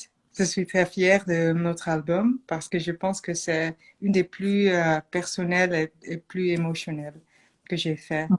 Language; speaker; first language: French; non-native, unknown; Dutch